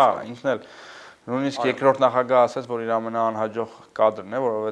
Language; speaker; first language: Armenian; native; Armenian